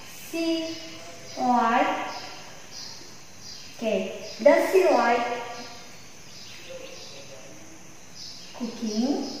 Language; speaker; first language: English; non-native, learner; Indonesian